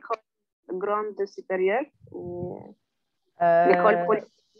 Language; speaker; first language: French; non-native, learner; Arabic